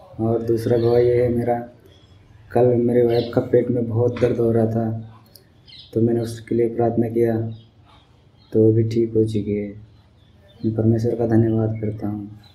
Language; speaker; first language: Hindi; non-native, local second language; Kannada